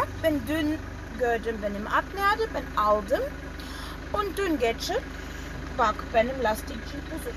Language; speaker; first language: Turkish; non-native, learner; German